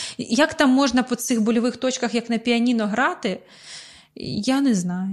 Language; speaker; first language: Ukrainian; non-native, local second language; Russian